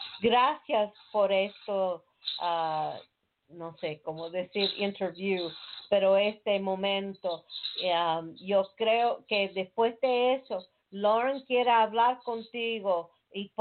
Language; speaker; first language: Spanish; non-native, learner; English